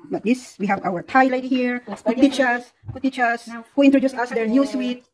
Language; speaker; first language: English; non-native, local second language; Filipino